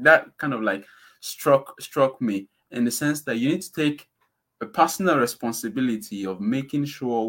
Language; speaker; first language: English; non-native, local second language; Yoruba